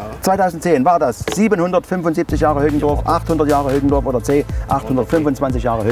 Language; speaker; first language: German; native; German